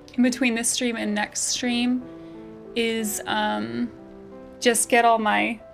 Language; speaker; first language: English; native; English